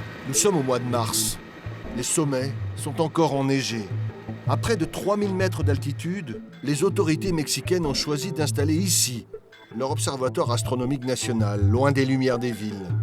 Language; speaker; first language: French; native; French